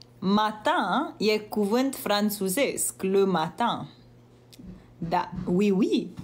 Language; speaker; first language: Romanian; early bilingual, heritage; Romanian